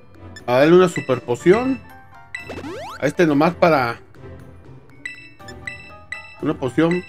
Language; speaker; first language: Spanish; native; Spanish